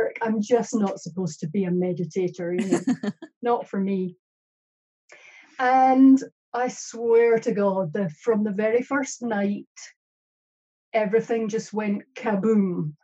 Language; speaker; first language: English; native; English